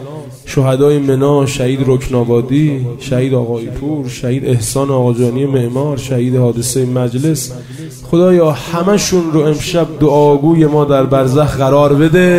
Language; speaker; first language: Persian; native; Persian